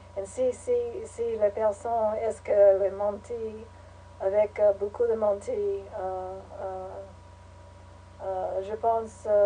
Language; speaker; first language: French; non-native, learner; English